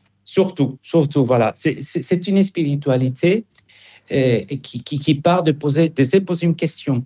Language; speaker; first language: French; non-native, fluent; Spanish